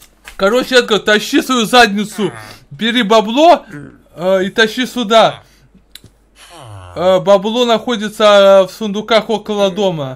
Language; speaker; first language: Russian; native; Russian